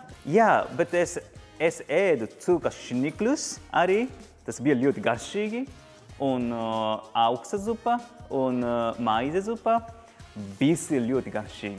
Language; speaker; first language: Latvian; non-native, learner; Japanese